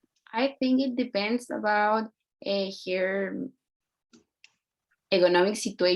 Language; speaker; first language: English; non-native, learner; Spanish